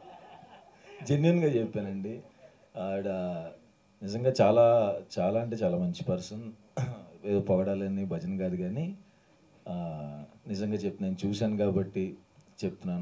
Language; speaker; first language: Telugu; native; Telugu